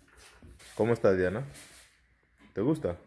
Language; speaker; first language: Spanish; early bilingual, heritage; Spanish